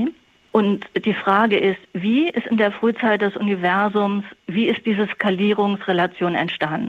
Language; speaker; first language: German; native; German